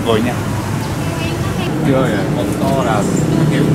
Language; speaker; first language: Vietnamese; non-native, learner; Japanese